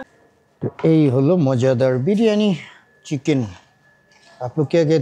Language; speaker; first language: Hindi; non-native, learner; Bangla